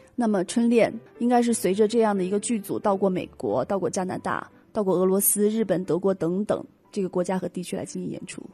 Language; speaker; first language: Chinese; native; Chinese